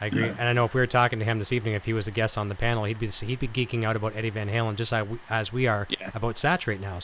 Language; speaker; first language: English; native; English